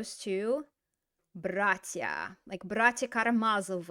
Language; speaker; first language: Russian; non-native, fluent; English